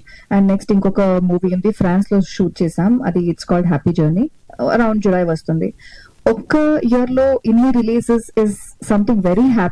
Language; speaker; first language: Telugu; non-native, learner; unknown